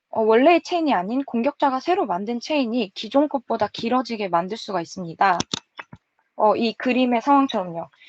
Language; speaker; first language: Korean; native; Korean